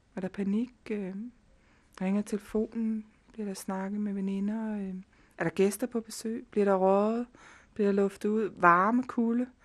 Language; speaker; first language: Danish; native; Danish